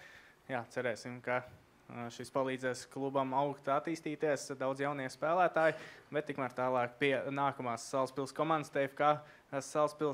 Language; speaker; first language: Latvian; native; Latvian